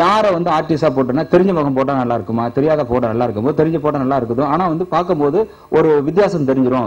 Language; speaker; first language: Tamil; native; Tamil